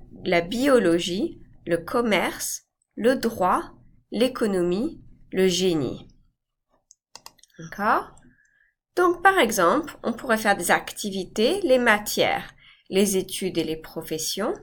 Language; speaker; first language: French; non-native, fluent; English